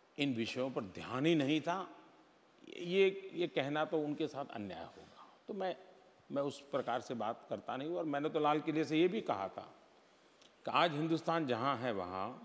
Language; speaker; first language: Hindi; non-native, local second language; Gujarati